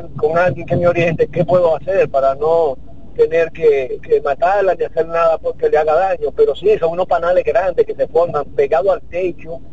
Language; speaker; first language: Spanish; native; Spanish